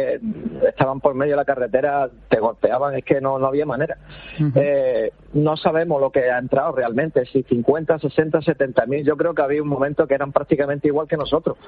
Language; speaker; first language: Spanish; native; Spanish